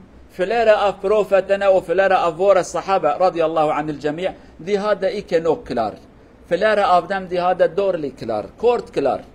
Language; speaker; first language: Swedish; non-native, learner; Kurdish